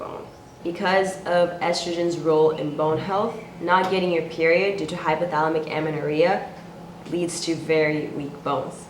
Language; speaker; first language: English; native; English